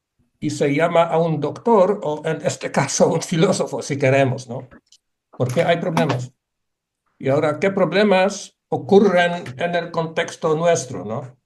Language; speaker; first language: Spanish; non-native, fluent; Polish